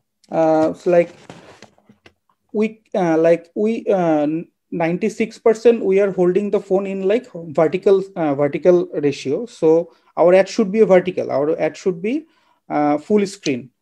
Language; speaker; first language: English; non-native, local second language; Bangla